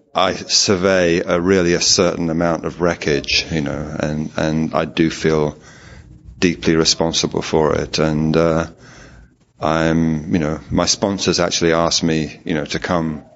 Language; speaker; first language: English; native; English